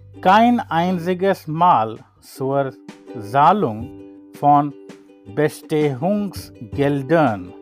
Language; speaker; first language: German; non-native, learner; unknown